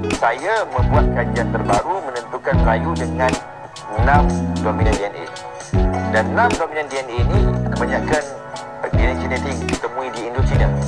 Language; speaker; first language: Malay; native; Malay